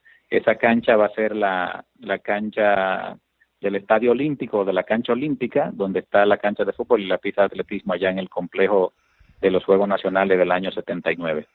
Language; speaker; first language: Spanish; native; Spanish